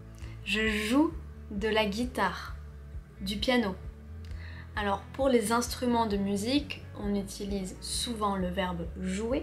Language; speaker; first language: French; native; French